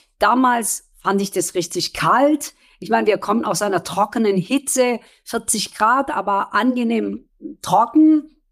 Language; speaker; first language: German; early bilingual, other home language; Kurdish